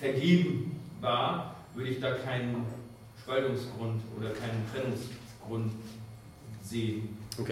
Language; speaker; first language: German; native; German